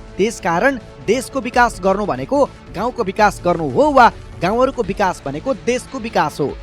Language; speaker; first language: Nepali; native; Nepali